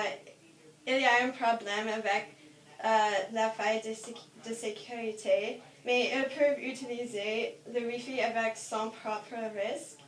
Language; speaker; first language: French; non-native, learner; English